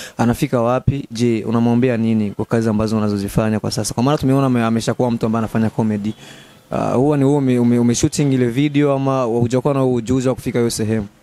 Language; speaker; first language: Swahili; non-native, local second language; Rundi